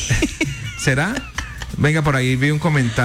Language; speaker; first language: Spanish; native; Spanish